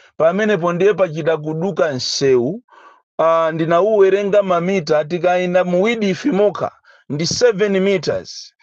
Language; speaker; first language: Nyanja; native; Nyanja